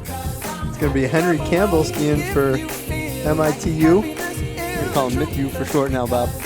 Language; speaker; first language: English; native; English